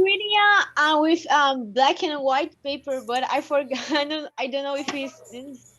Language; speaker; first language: English; non-native, learner; Portuguese